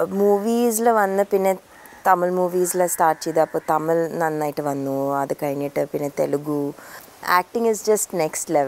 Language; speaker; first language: Malayalam; early bilingual, heritage; Malayalam